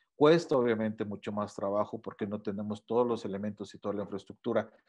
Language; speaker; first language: Spanish; native; Spanish